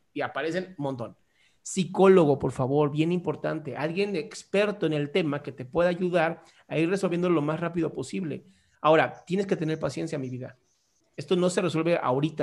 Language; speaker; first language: Spanish; native; Spanish